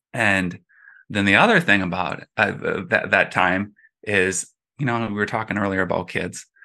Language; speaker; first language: English; native; English